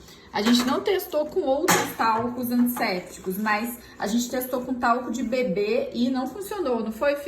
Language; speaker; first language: Portuguese; native; Portuguese